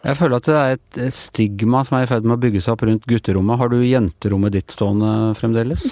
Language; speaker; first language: Norwegian; native; Norwegian